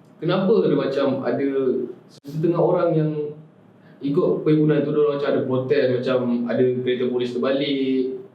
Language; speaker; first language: Malay; native; Malay